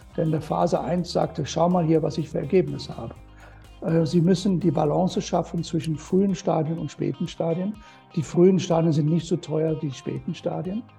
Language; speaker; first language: German; non-native, fluent; English